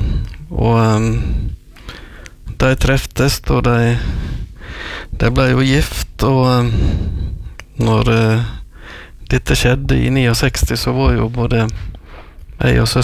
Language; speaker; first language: Norwegian; native; Norwegian